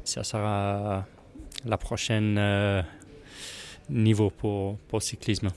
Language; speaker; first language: French; non-native, learner; English